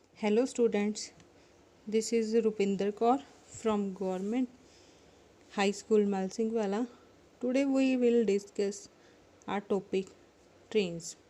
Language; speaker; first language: English; non-native, local second language; Punjabi